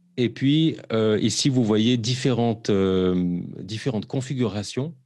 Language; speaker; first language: French; native; French